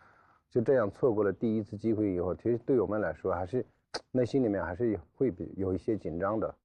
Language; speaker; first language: Chinese; native; Chinese